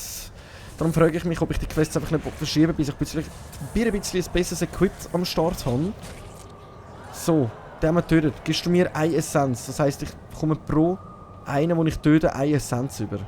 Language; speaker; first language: German; native; German